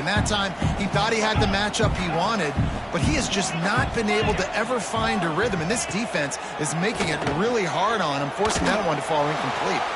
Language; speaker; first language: English; native; English